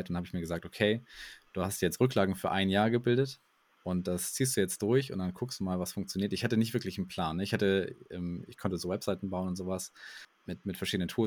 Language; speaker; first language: German; native; German